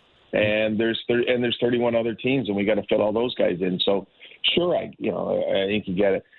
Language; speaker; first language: English; native; English